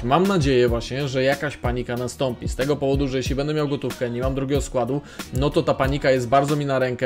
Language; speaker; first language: Polish; native; Polish